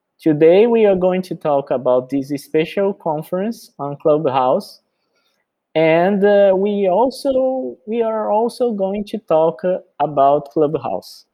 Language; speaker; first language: English; non-native, fluent; Portuguese